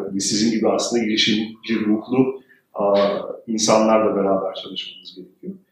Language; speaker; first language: Turkish; early bilingual, heritage; Turkish